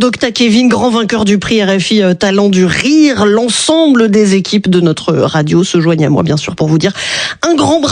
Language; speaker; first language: French; native; French